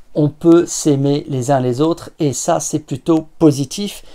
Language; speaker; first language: French; native; French